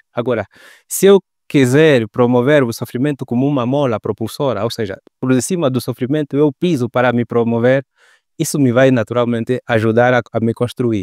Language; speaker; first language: Portuguese; native; Portuguese